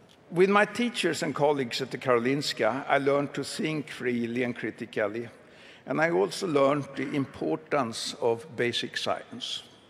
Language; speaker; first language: English; non-native, fluent; Swedish